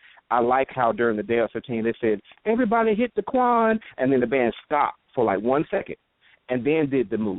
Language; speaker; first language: English; native; English